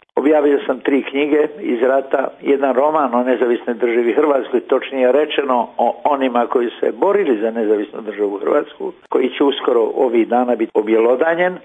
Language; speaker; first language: Croatian; native; Croatian